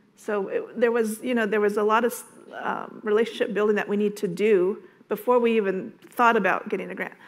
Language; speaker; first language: English; native; English